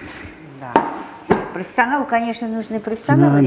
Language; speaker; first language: Russian; native; Russian